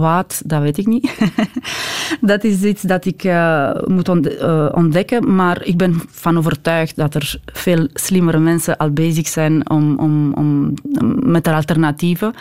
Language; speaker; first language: Dutch; non-native, fluent; Romanian